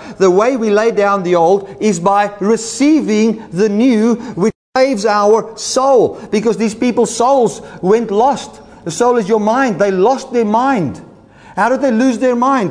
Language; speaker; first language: English; non-native, local second language; Afrikaans